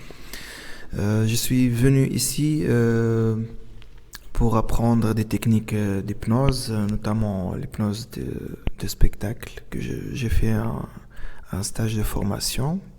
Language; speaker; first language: French; non-native, local second language; Arabic